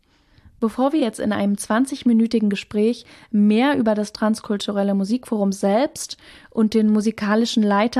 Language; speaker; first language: German; native; German